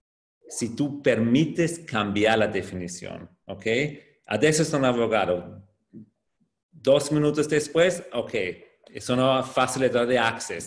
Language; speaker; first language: Spanish; non-native, fluent; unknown